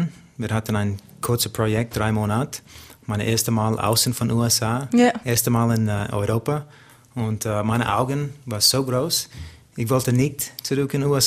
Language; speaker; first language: German; non-native, learner; English